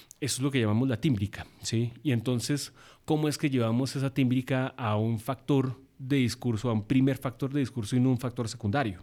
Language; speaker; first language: Spanish; native; Spanish